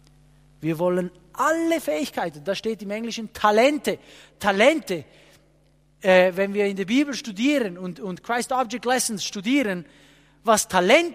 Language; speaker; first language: German; non-native, fluent; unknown